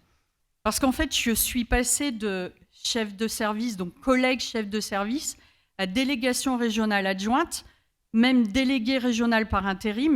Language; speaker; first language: French; native; French